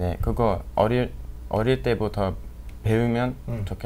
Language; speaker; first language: Korean; non-native, fluent; English